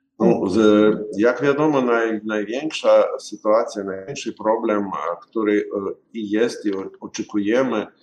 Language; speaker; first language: Polish; non-native, learner; Ukrainian